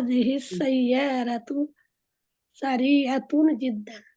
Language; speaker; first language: Arabic; non-native, learner; Bangla